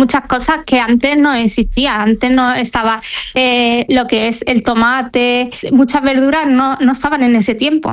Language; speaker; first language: Spanish; non-native, fluent; Arabic